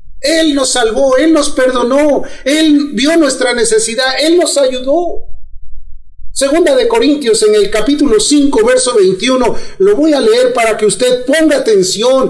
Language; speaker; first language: Spanish; native; Spanish